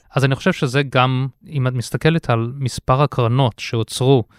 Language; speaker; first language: Hebrew; early bilingual, heritage; Hebrew